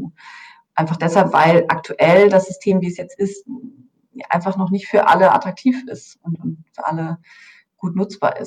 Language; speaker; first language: German; native; German